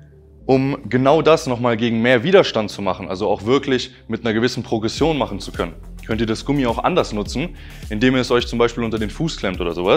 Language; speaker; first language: German; native; German